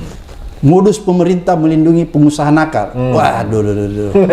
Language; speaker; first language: Indonesian; native; Indonesian